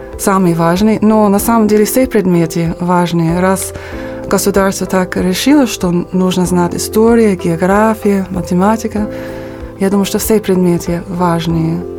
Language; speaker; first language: Russian; non-native, fluent; English